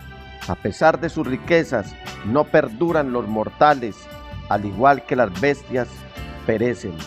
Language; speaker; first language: Spanish; native; Spanish